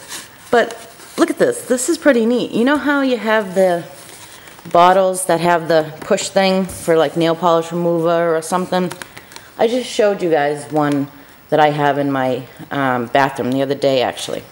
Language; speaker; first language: English; native; English